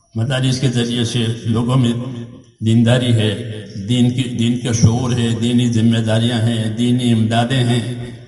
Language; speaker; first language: Urdu; non-native, local second language; Gujarati